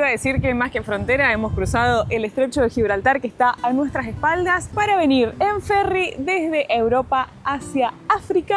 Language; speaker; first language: Spanish; native; Spanish